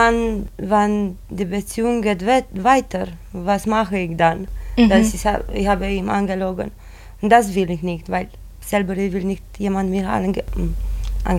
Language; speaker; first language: German; non-native, learner; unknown